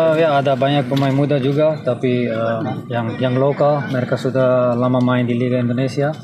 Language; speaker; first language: Indonesian; non-native, fluent; Dutch